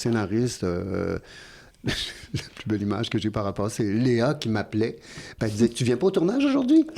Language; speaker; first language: French; native; French